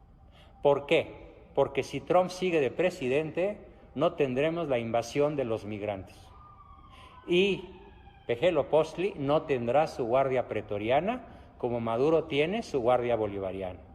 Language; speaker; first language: Spanish; native; Spanish